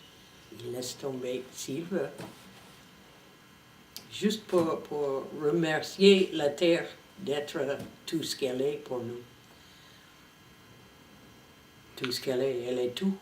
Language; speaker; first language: French; non-native, fluent; English